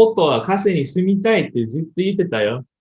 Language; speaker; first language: Japanese; non-native, learner; English